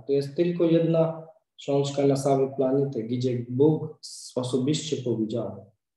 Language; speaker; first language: Polish; non-native, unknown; Hindi